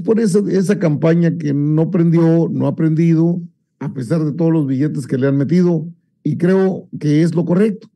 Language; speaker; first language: Spanish; native; Spanish